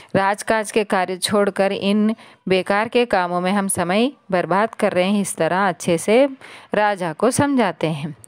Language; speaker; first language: Hindi; non-native, local second language; Telugu